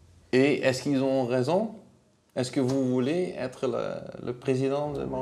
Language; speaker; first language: French; non-native, learner; Dutch